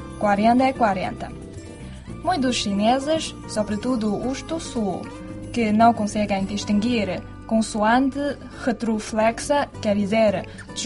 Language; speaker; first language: Portuguese; non-native, fluent; Chinese